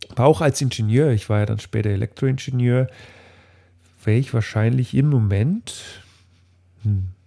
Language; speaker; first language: German; native; German